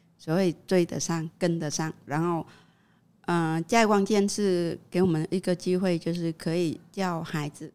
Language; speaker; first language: Chinese; non-native, fluent; Vietnamese